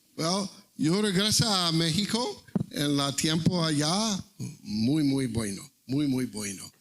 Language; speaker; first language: Spanish; non-native, learner; English